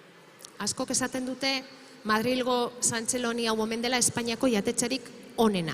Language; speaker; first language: Basque; native; Basque